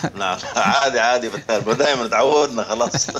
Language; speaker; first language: Arabic; native; Arabic